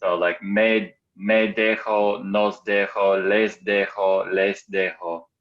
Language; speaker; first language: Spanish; non-native, learner; English